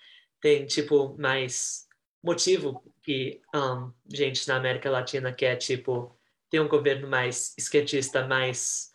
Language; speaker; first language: Portuguese; early bilingual, heritage; Portuguese